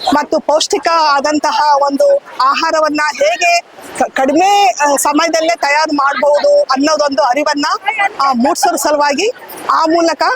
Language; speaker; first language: Kannada; native; Kannada